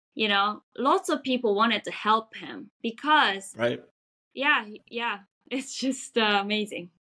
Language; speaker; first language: English; non-native, fluent; Japanese